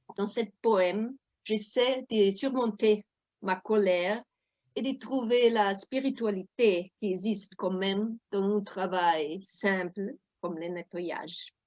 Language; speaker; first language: French; non-native, fluent; German